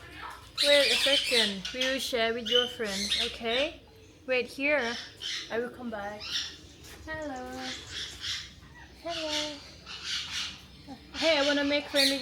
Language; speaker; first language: English; non-native, learner; Thai